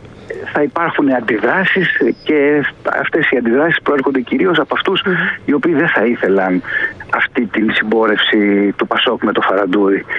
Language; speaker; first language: Greek; native; Greek